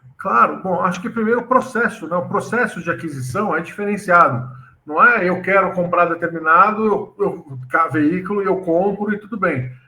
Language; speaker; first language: Portuguese; native; Portuguese